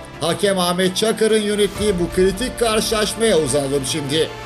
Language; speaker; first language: Turkish; native; Turkish